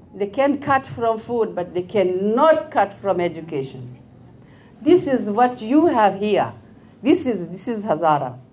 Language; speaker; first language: English; non-native, local second language; Hazaragi